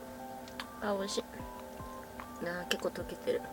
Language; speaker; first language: Japanese; native; Japanese